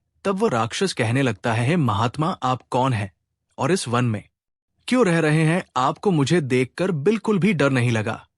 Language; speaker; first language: Hindi; native; Hindi